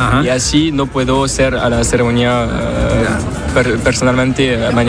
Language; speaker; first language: Spanish; non-native, learner; French